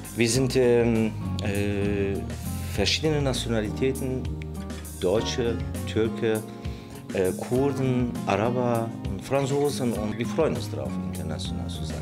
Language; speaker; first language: German; non-native, fluent; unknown